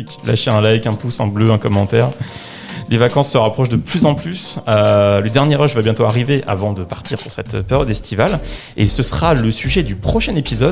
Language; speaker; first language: French; native; French